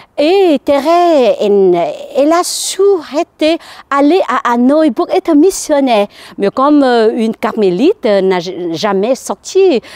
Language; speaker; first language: French; non-native, learner; Vietnamese